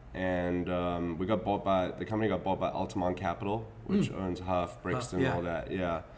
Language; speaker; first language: English; native; English